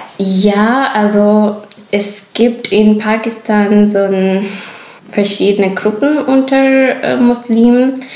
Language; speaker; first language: German; non-native, fluent; Urdu